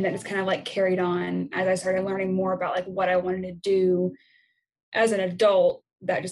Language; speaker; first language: English; native; English